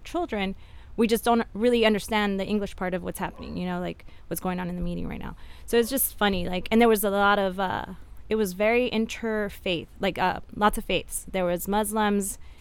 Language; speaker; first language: English; early bilingual, other home language; Spanish